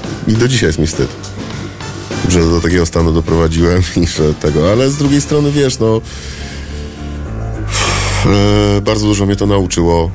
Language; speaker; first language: Polish; native; Polish